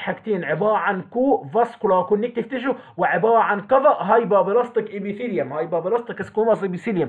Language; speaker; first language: Arabic; native; Arabic